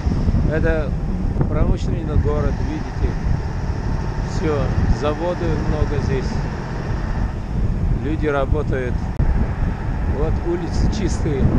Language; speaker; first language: Russian; non-native, local second language; Uzbek